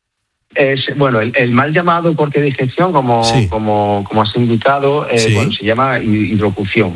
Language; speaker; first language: Spanish; native; Spanish